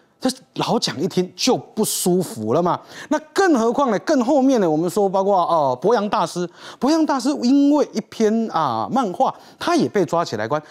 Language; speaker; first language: Chinese; native; Chinese